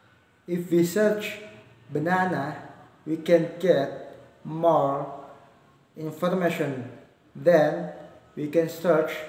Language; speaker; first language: English; non-native, learner; Indonesian